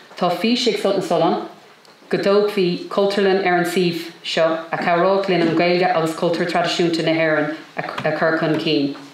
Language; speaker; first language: Irish; non-native, local second language; English